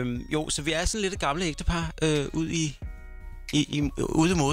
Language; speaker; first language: Danish; native; Danish